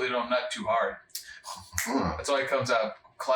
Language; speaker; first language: English; native; English